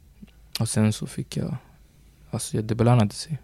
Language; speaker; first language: Swedish; early bilingual, other home language; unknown